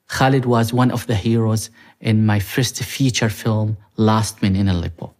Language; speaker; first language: English; non-native, fluent; Arabic